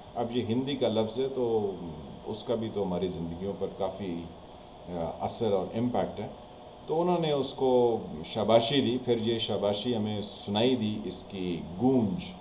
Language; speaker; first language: Urdu; non-native, local second language; Punjabi